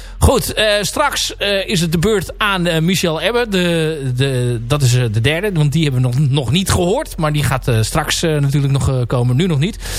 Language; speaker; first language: Dutch; native; Dutch